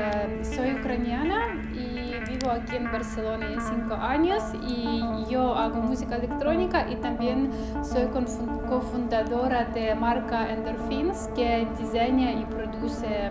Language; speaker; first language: Spanish; non-native, fluent; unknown